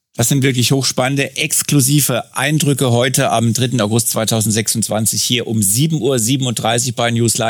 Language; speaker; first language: German; native; German